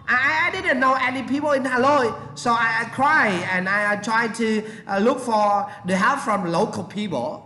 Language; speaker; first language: English; non-native, learner; Vietnamese